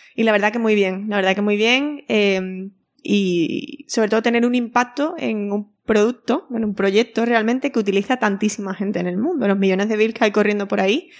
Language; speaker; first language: Spanish; native; Spanish